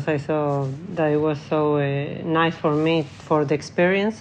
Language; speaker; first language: English; non-native, learner; Spanish